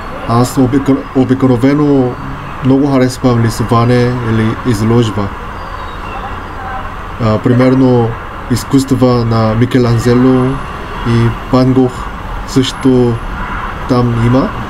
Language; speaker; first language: Bulgarian; non-native, learner; Korean